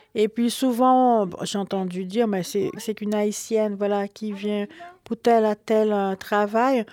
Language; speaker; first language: French; non-native, local second language; Haitian Creole